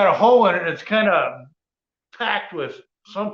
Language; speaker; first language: English; native; English